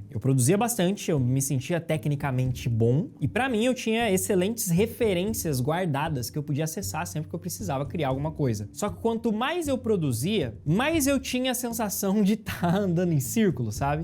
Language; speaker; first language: Portuguese; native; Portuguese